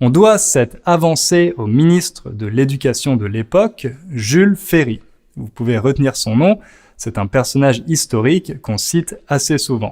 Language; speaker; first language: French; native; French